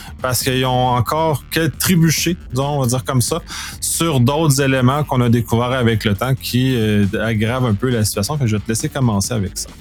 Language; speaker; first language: French; native; French